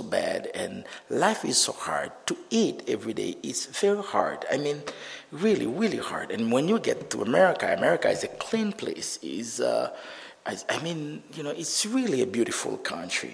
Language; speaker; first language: English; non-native, fluent; Haitian Creole